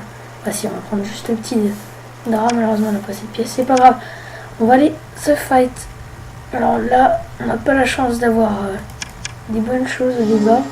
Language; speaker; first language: French; native; French